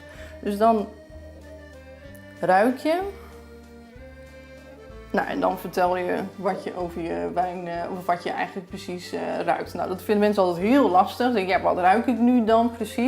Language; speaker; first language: Dutch; native; Dutch